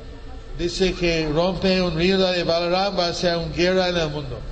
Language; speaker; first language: Spanish; non-native, fluent; English